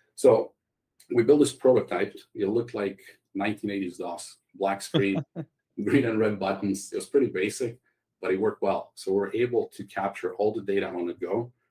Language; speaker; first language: English; non-native, fluent; Croatian